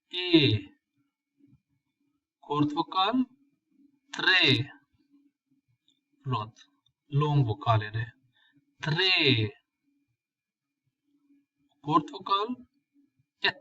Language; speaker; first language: Swedish; non-native, fluent; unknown